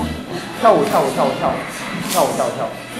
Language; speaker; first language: Chinese; native; Chinese